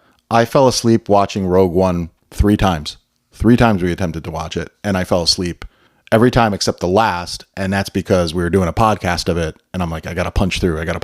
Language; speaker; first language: English; native; English